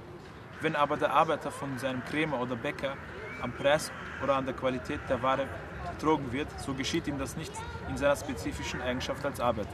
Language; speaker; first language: German; native; German